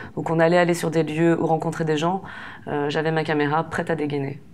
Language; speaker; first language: French; native; French